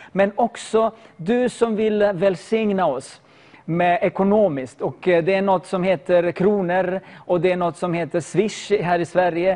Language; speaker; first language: Swedish; non-native, fluent; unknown